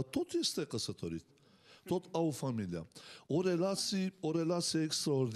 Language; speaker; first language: Romanian; non-native, learner; Turkish